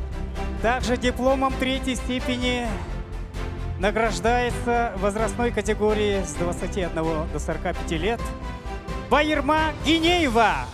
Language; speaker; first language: Russian; native; Russian